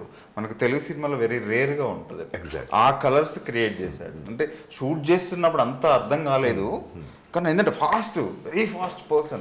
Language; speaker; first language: Telugu; native; Telugu